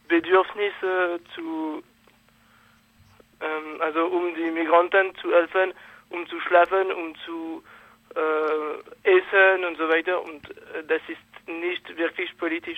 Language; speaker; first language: German; non-native, fluent; French